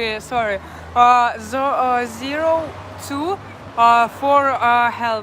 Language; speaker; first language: English; non-native, local second language; Russian